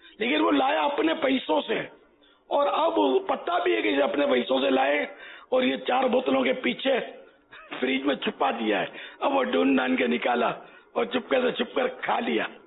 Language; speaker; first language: Urdu; non-native, local second language; Memoni